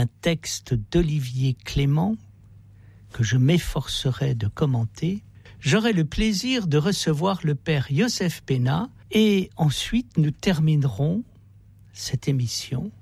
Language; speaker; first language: French; native; French